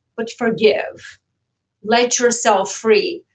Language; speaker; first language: English; non-native, fluent; Bulgarian